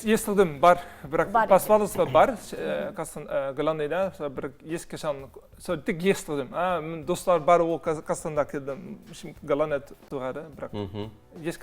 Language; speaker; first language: Kazakh; non-native, learner; Dutch